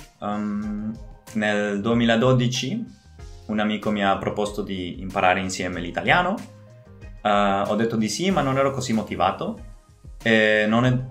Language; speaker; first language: Italian; non-native, fluent; Spanish